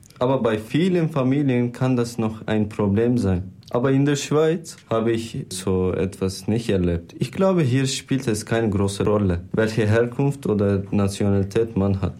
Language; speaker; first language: German; non-native, learner; Turkish